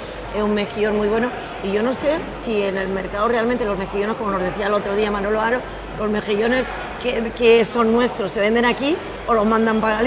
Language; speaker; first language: Spanish; native; Spanish